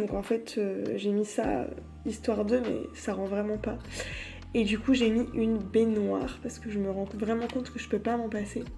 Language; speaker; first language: French; native; French